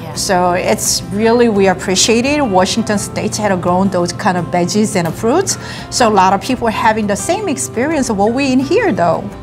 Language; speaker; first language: English; non-native, learner; Korean